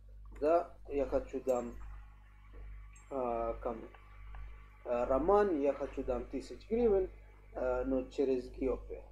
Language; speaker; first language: Russian; non-native, learner; English